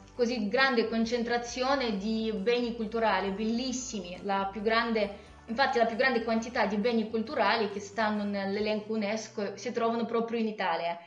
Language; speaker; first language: Italian; non-native, fluent; Russian